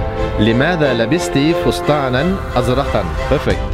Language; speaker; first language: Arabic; non-native, fluent; English